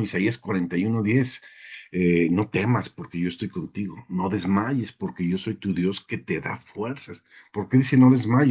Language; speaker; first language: Spanish; native; Spanish